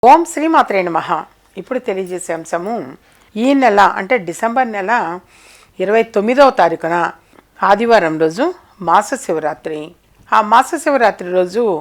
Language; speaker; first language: Telugu; native; Telugu